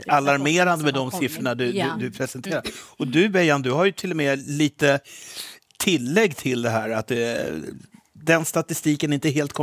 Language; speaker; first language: Swedish; native; Swedish